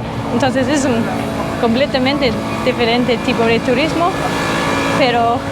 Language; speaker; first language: Spanish; non-native, learner; English